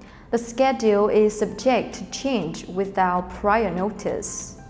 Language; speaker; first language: English; non-native, fluent; Vietnamese